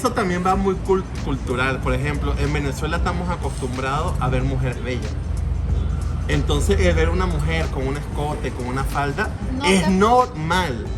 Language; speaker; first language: Spanish; native; Spanish